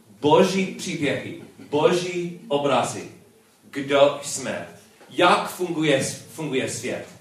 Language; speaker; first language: Czech; non-native, learner; English